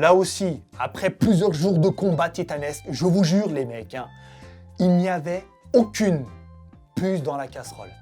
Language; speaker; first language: French; native; French